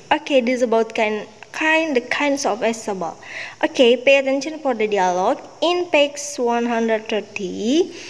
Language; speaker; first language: English; non-native, learner; Indonesian